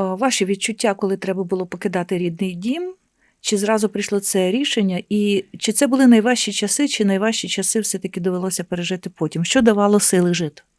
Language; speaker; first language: Ukrainian; native; Ukrainian